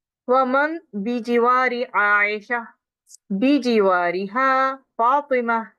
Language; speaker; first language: Arabic; non-native, fluent; Urdu